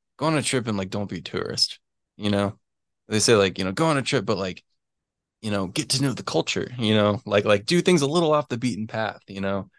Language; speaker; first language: English; native; English